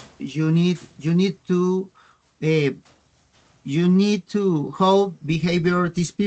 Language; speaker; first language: English; non-native, learner; Spanish